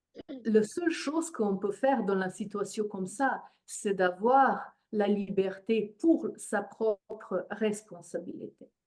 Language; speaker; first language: French; non-native, fluent; Slovenian